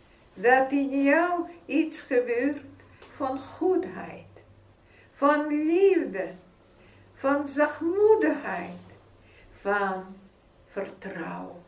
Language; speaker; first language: Dutch; non-native, fluent; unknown